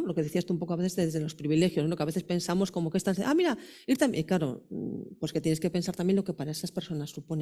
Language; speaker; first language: Spanish; native; Spanish